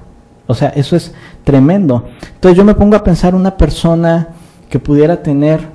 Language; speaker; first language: Spanish; native; Spanish